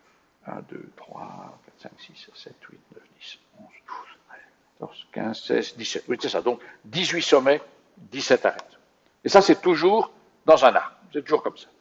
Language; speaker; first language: French; native; French